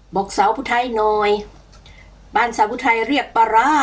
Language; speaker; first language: Thai; non-native, local second language; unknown